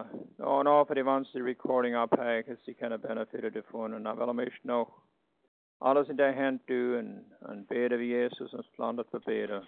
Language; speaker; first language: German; early bilingual, heritage; Pennsylvania German